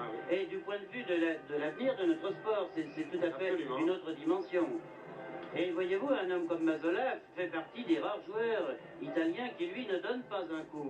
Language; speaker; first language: French; native; French